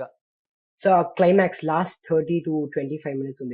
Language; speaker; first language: Telugu; non-native, learner; Kannada